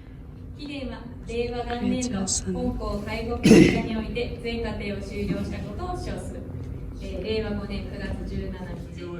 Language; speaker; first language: Japanese; native; Japanese